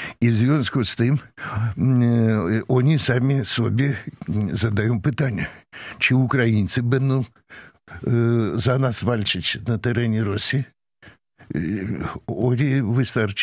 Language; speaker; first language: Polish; non-native, fluent; Russian